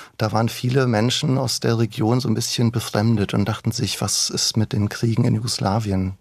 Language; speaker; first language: German; early bilingual, other home language; Bosnian